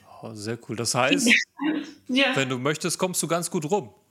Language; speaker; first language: German; native; German